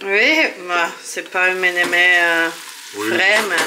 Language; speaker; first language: French; non-native, learner; Turkish